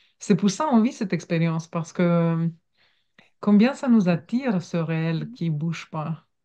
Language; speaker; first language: French; non-native, fluent; Romanian